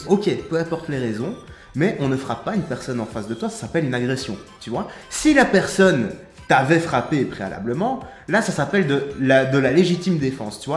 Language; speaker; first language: French; native; French